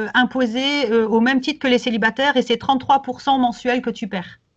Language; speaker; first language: French; native; French